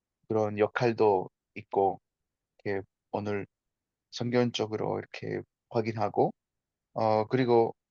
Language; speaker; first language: Korean; non-native, fluent; Spanish